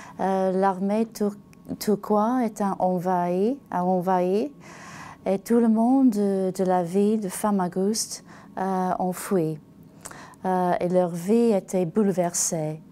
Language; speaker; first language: French; non-native, learner; English